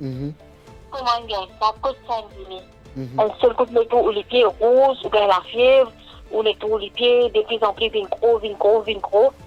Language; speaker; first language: French; non-native, local second language; Morisyen